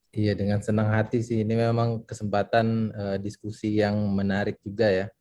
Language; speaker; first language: Indonesian; native; Indonesian